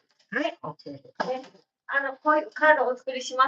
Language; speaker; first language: Japanese; native; Japanese